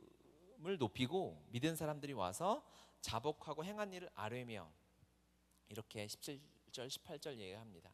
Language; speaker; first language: Korean; native; Korean